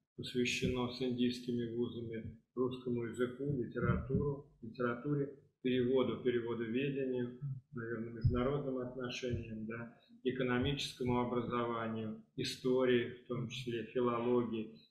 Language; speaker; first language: Russian; native; Russian